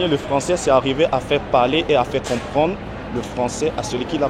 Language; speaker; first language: French; non-native, local second language; Bambara